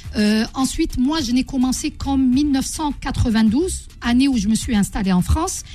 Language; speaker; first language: French; non-native, local second language; Arabic